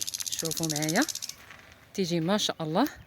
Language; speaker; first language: Arabic; native; Arabic